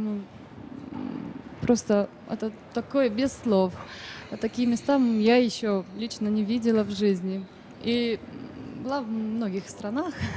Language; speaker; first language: Russian; non-native, fluent; Romanian